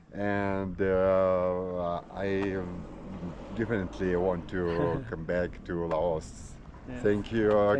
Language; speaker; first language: English; non-native, learner; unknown